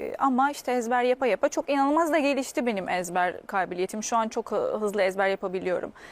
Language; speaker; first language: Turkish; non-native, fluent; Arabic